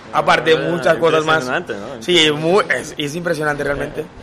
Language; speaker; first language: Spanish; native; Spanish